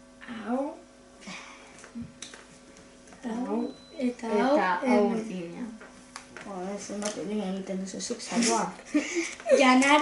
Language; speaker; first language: Basque; non-native, local second language; Spanish